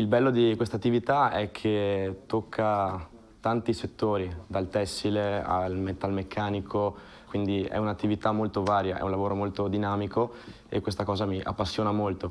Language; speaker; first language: Italian; native; Italian